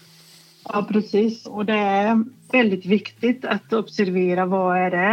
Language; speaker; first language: Swedish; non-native, fluent; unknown